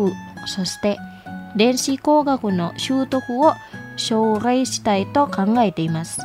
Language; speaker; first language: Japanese; non-native, fluent; Indonesian